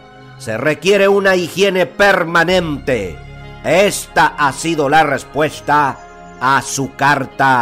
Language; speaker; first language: Spanish; native; Spanish